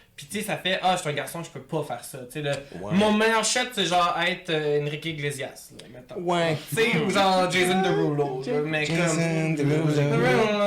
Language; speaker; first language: French; native; French